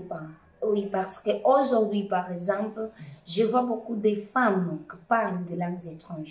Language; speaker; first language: French; non-native, fluent; Portuguese